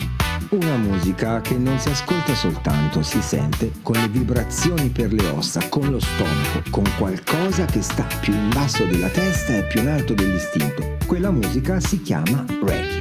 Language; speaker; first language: Italian; native; Italian